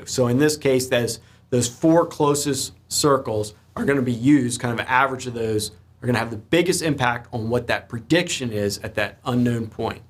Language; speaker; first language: English; native; English